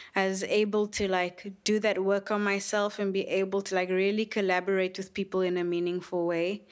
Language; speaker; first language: English; native; English